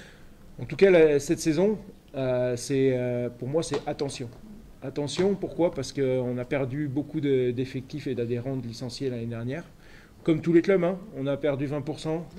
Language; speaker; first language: French; native; French